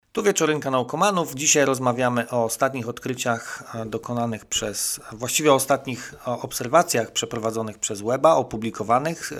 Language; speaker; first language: Polish; native; Polish